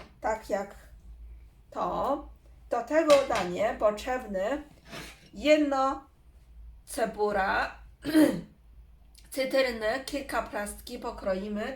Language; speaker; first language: Polish; non-native, learner; Chinese